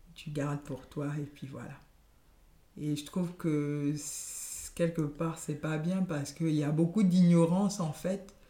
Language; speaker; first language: French; non-native, local second language; Yoruba